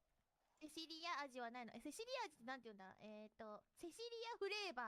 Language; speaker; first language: Japanese; non-native, learner; English